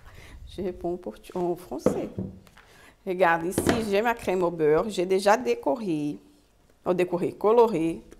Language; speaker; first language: French; non-native, fluent; Portuguese